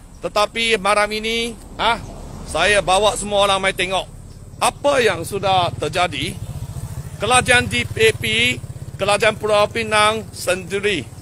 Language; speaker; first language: Malay; non-native, local second language; Chinese